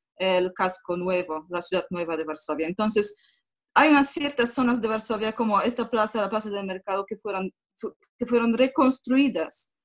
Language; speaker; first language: Spanish; non-native, fluent; Polish